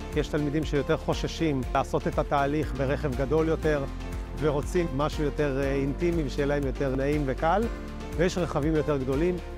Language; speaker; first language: Hebrew; native; Hebrew